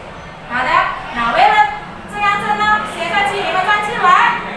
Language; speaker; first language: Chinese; non-native, fluent; Indonesian